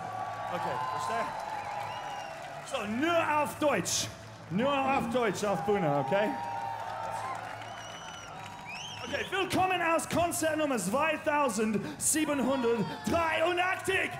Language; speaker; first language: German; non-native, learner; English